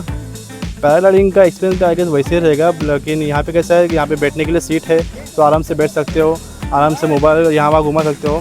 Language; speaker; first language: Hindi; native; Hindi